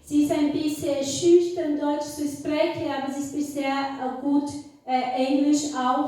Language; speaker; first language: German; non-native, fluent; Portuguese